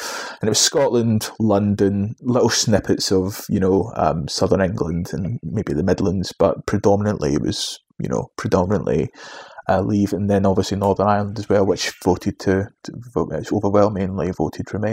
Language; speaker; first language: English; native; English